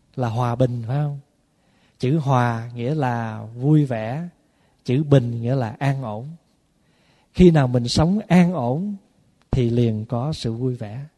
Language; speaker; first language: Vietnamese; early bilingual, other home language; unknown